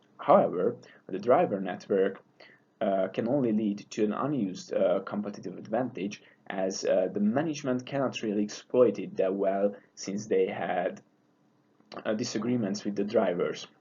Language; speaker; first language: English; non-native, fluent; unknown